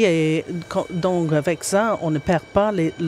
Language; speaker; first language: French; non-native, fluent; English